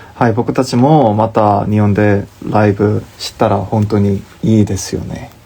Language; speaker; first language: Japanese; non-native, learner; Korean